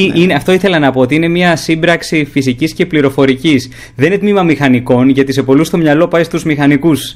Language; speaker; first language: Greek; native; Greek